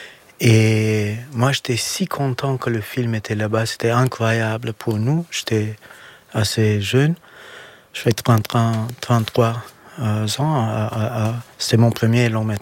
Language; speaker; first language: French; non-native, fluent; Romanian